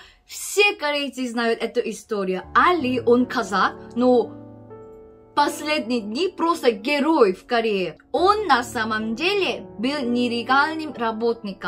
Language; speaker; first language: Russian; non-native, fluent; Korean